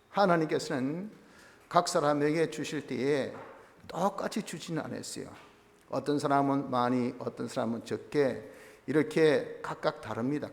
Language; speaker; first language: Korean; native; Korean